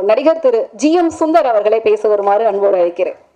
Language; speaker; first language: Tamil; native; Tamil